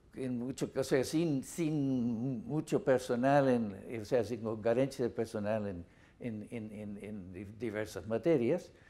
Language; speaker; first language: Spanish; non-native, fluent; English